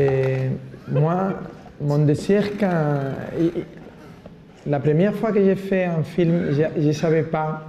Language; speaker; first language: French; non-native, fluent; Spanish